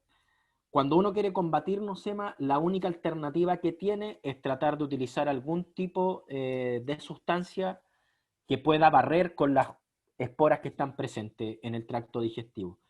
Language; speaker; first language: Spanish; native; Spanish